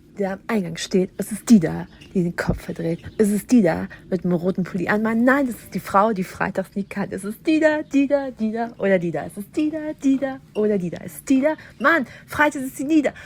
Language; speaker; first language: German; native; German